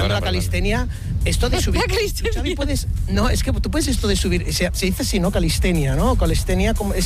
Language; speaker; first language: Spanish; native; Spanish